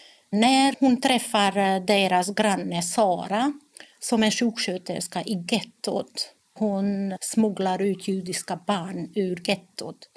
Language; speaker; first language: Swedish; non-native, fluent; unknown